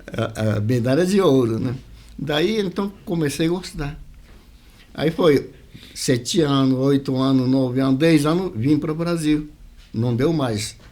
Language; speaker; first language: Portuguese; early bilingual, other home language; Japanese